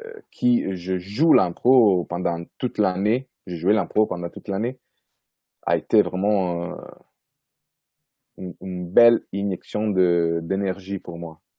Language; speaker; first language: French; non-native, fluent; Italian